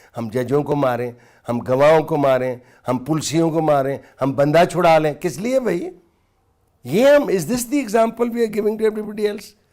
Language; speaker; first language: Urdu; non-native, local second language; Punjabi